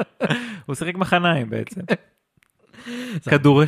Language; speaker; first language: Hebrew; native; Hebrew